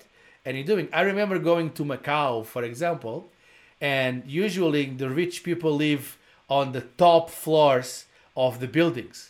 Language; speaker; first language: English; non-native, fluent; Portuguese